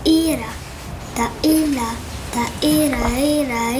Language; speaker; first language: Arabic; non-native, learner; French